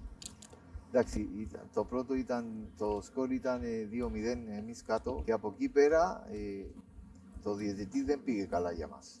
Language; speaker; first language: Greek; non-native, learner; Spanish